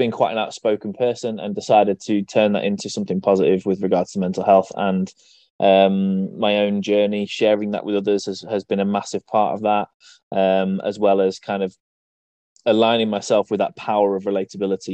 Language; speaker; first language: English; native; English